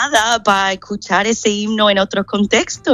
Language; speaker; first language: Spanish; non-native, fluent; English